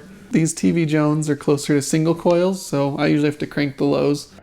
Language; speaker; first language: English; native; English